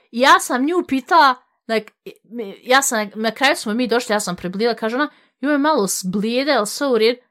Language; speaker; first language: Bosnian; early bilingual, heritage; Bosnian